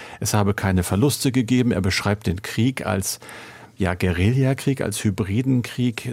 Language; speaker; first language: German; native; German